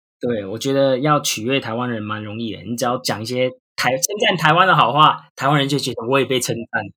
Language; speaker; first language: Chinese; native; Chinese